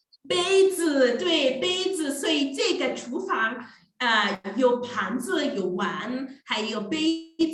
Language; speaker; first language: Chinese; non-native, fluent; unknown